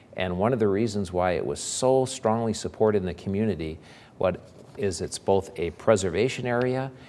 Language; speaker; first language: English; native; English